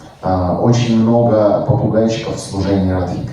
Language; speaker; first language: Russian; native; Russian